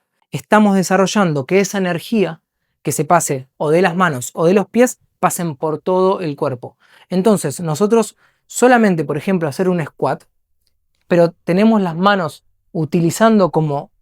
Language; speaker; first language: Spanish; native; Spanish